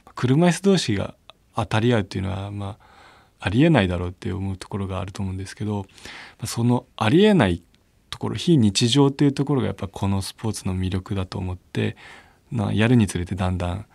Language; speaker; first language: Japanese; native; Japanese